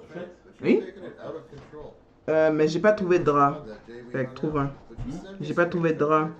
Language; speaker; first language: French; native; French